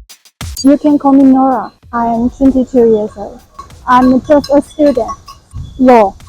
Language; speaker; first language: English; non-native, learner; Chinese